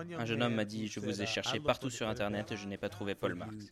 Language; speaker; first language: French; non-native, fluent; English